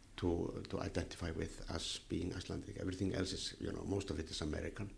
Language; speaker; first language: English; non-native, fluent; Icelandic